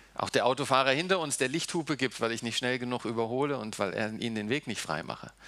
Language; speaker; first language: German; early bilingual, heritage; German